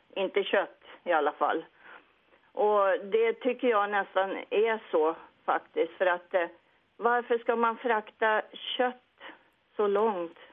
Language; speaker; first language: Swedish; native; Swedish